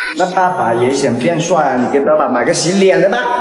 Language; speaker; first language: Chinese; native; Chinese